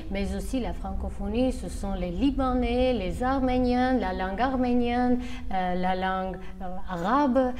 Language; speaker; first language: French; non-native, fluent; Armenian